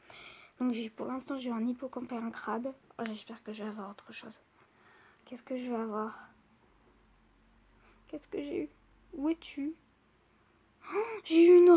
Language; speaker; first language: French; native; French